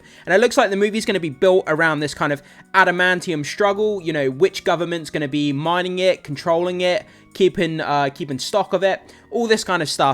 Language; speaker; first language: English; native; English